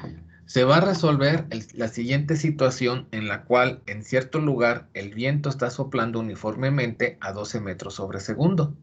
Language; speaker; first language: Spanish; native; Spanish